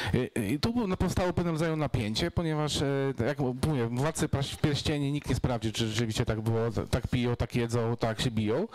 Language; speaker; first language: Polish; native; Polish